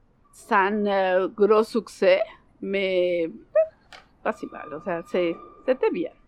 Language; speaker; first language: French; non-native, learner; Spanish